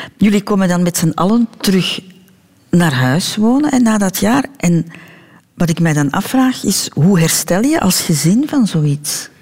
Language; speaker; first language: Dutch; native; Dutch